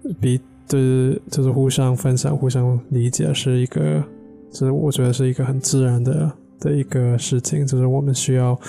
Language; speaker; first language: Chinese; non-native, fluent; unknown